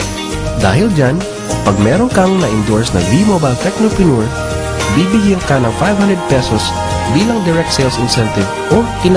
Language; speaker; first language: Filipino; native; Filipino